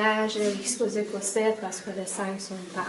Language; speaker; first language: French; non-native, fluent; Persian